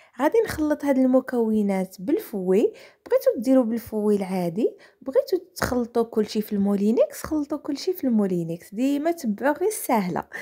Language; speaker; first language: Arabic; native; Arabic